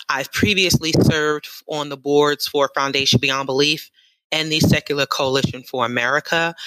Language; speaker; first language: English; native; English